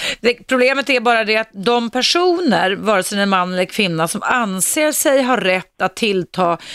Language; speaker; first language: Swedish; native; Swedish